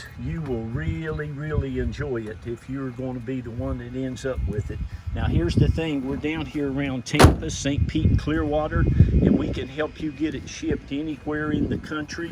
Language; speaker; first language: English; native; English